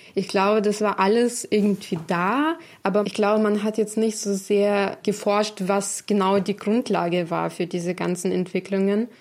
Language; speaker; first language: German; non-native, fluent; Ukrainian